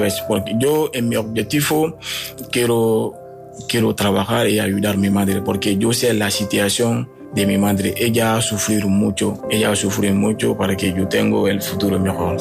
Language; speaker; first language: Spanish; non-native, fluent; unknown